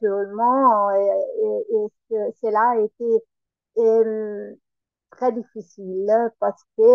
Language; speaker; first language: French; non-native, learner; Italian